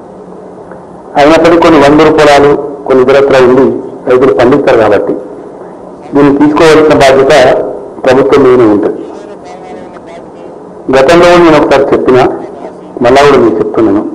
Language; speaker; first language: Telugu; native; Telugu